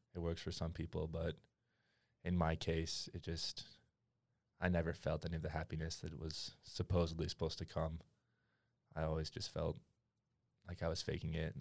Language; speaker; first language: English; native; English